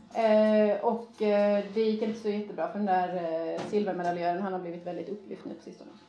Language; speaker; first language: Swedish; early bilingual, other home language; Persian